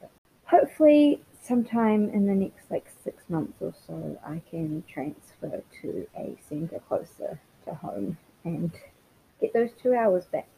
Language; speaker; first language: English; native; English